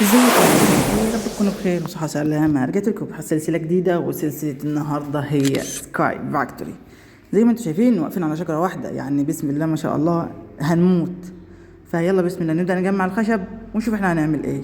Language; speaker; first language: Arabic; native; Arabic